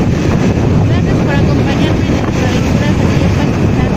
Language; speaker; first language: Spanish; native; Spanish